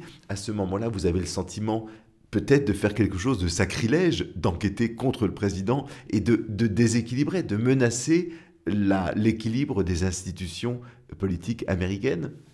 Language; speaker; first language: French; native; French